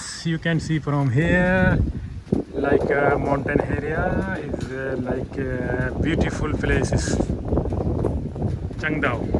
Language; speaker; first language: English; non-native, learner; Urdu